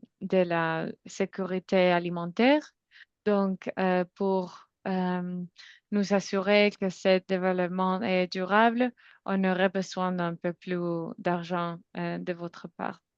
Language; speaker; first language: French; non-native, fluent; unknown